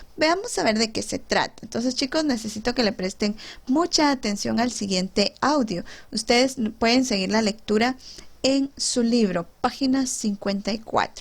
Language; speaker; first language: Spanish; native; Spanish